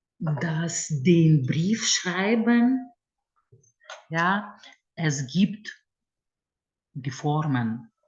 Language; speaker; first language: German; non-native, fluent; Lithuanian